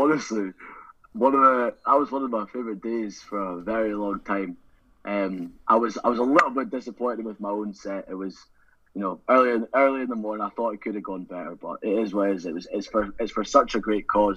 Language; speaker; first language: English; native; English